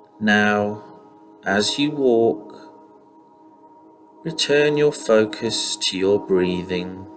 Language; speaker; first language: English; native; English